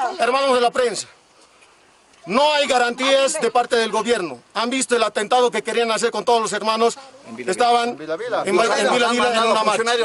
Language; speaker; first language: Spanish; native; Spanish